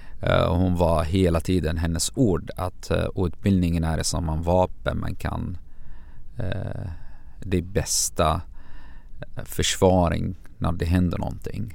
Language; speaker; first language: Swedish; non-native, fluent; Arabic